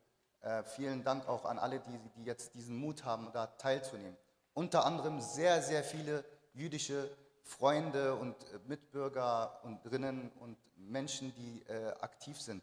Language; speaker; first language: German; early bilingual, other home language; Arabic